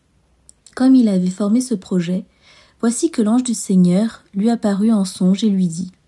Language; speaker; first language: French; native; French